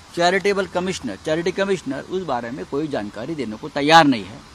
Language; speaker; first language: Hindi; non-native, local second language; Marathi